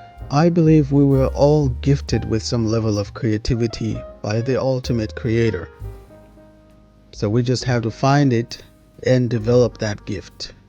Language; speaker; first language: English; native; English